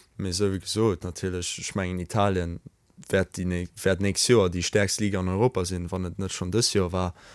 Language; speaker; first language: Luxembourgish; early bilingual, other home language; Polish